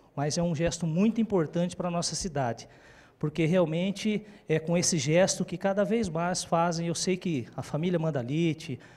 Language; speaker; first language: Portuguese; native; Portuguese